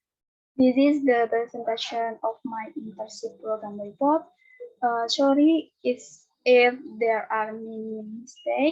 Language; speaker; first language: English; non-native, learner; Indonesian